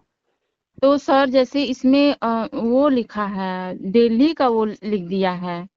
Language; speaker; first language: Hindi; native; Hindi